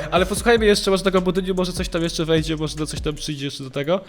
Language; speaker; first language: Polish; native; Polish